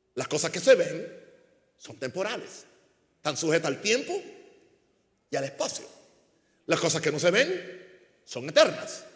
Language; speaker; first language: Spanish; early bilingual, heritage; Spanish